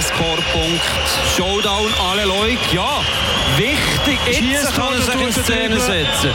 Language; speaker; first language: German; native; German